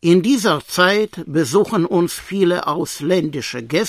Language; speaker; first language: German; non-native, learner; Russian